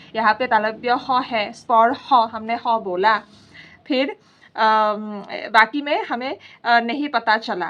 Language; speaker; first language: Hindi; non-native, local second language; Assamese